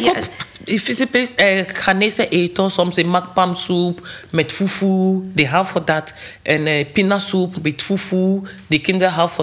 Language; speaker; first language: Dutch; non-native, learner; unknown